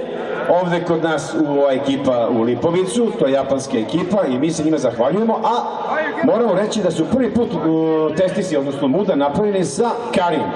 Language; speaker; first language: Bosnian; native; Bosnian